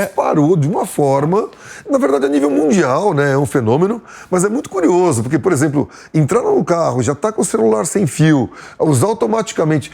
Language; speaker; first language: Portuguese; native; Portuguese